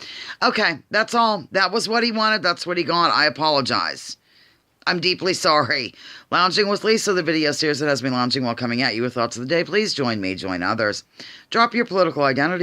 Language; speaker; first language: English; native; English